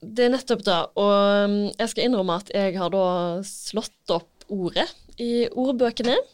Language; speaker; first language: Norwegian; native; Norwegian